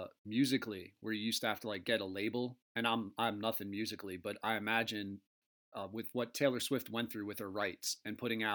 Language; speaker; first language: English; native; English